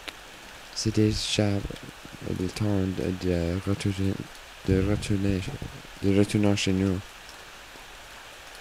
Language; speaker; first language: French; non-native, learner; English